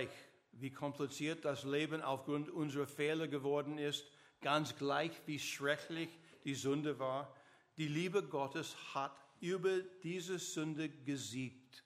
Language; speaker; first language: German; non-native, learner; English